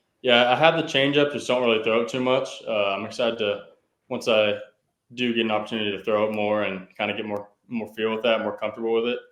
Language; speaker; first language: English; native; English